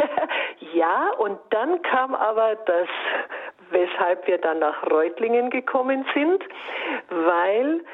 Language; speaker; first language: German; native; German